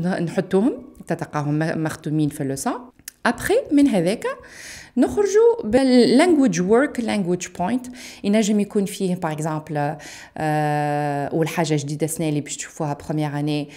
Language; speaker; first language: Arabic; native; Arabic